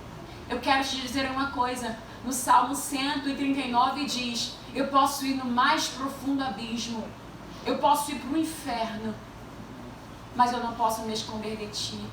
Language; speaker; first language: Portuguese; native; Portuguese